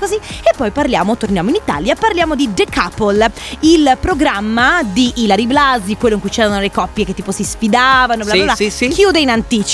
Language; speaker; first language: Italian; native; Italian